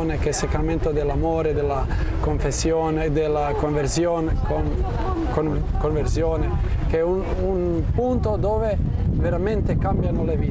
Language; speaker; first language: Italian; non-native, fluent; Croatian